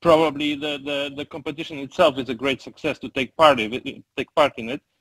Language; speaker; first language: English; non-native, fluent; Polish